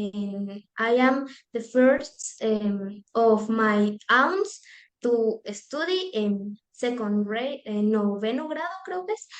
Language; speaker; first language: English; non-native, learner; Spanish